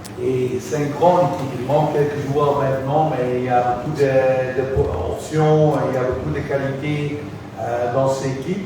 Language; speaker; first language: French; non-native, fluent; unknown